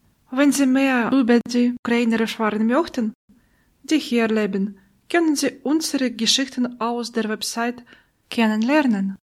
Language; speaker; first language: German; non-native, learner; Russian